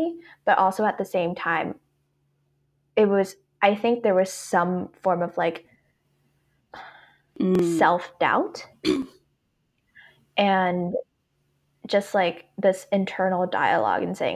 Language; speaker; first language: English; non-native, local second language; Cantonese